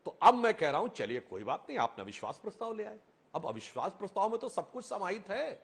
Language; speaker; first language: Hindi; native; Hindi